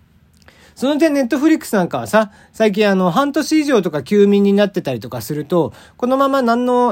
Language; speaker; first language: Japanese; native; Japanese